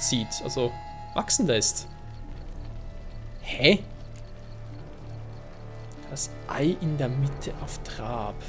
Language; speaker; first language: German; native; German